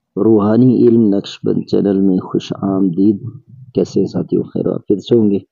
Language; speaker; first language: Urdu; non-native, local second language; Sindhi